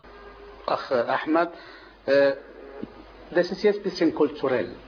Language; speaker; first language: German; non-native, fluent; Arabic